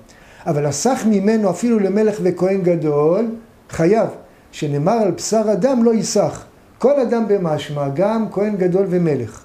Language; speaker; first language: Hebrew; native; Hebrew